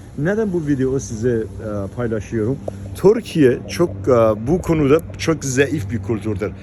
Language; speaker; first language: Turkish; non-native, fluent; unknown